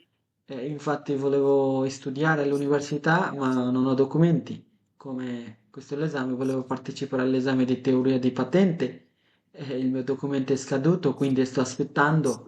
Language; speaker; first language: Italian; non-native, fluent; Bangla